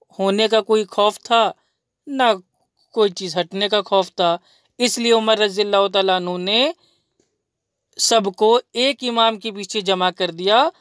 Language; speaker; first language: Hindi; native; Hindi